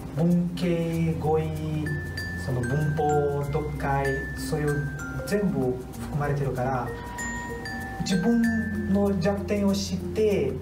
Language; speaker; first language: Japanese; non-native, fluent; Portuguese